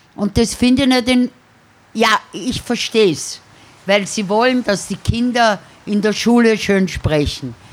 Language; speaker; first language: German; native; German